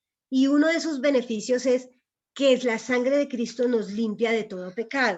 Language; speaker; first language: Spanish; native; Spanish